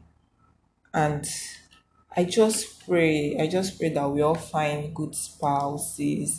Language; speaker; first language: English; non-native, local second language; Igbo